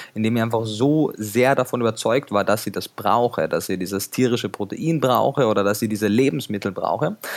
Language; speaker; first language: German; native; German